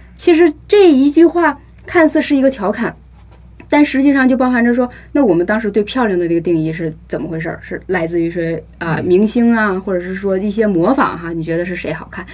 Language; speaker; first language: Chinese; native; Chinese